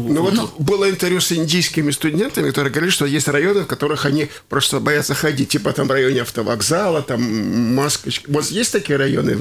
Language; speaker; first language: Russian; native; Russian